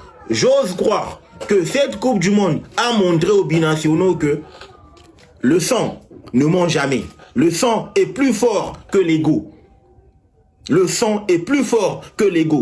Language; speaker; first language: French; non-native, local second language; Lingala